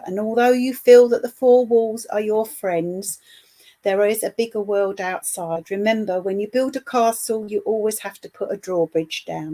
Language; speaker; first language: English; native; English